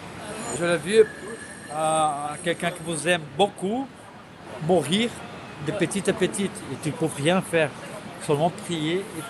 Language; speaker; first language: French; non-native, fluent; Portuguese